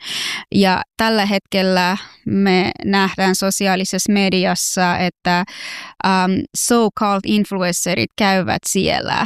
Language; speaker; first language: Finnish; non-native, fluent; Persian